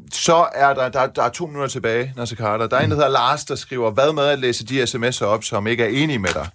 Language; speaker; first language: Danish; early bilingual, other home language; Persian